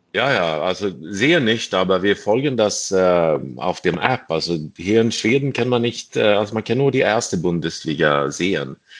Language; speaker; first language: German; non-native, fluent; Swedish